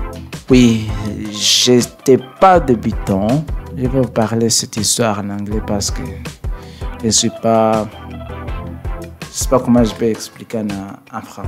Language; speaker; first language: French; non-native, learner; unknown